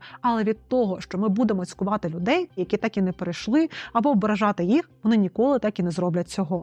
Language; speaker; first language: Ukrainian; non-native, local second language; Russian